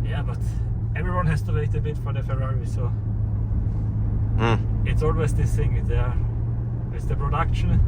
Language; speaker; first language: English; non-native, fluent; German